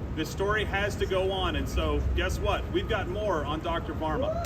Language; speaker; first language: English; native; English